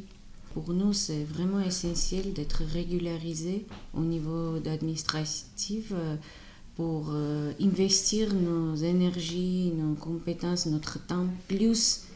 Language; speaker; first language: French; non-native, fluent; Armenian